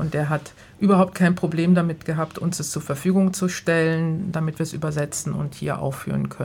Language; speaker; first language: German; native; German